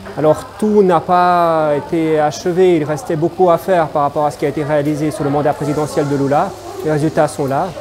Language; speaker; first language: French; native; French